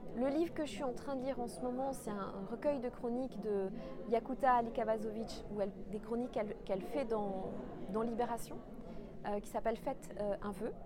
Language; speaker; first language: French; non-native, local second language; Kinyarwanda